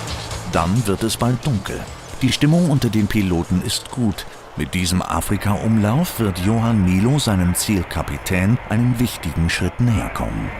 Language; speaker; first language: German; native; German